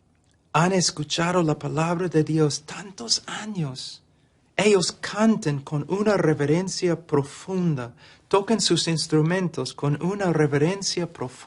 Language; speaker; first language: Spanish; non-native, fluent; English